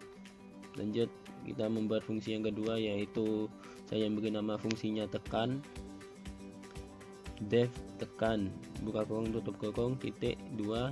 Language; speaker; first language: Indonesian; native; Indonesian